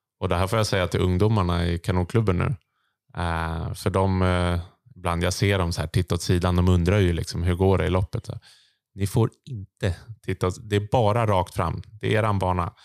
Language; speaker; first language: Swedish; native; Swedish